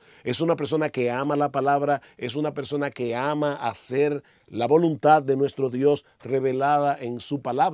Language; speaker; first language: Spanish; native; Spanish